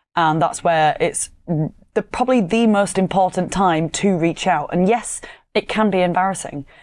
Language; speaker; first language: English; native; English